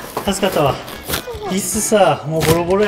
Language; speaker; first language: Japanese; native; Japanese